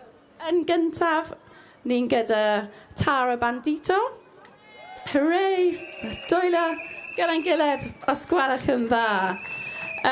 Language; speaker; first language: Welsh; non-native, learner; English